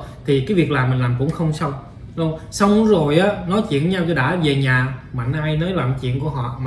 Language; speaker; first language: Vietnamese; native; Vietnamese